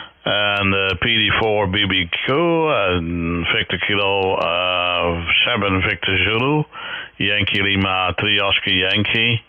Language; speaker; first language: English; non-native, fluent; Dutch